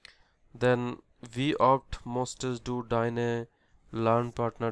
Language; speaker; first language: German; non-native, learner; Bangla